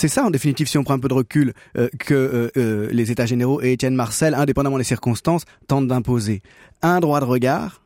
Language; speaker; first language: French; native; French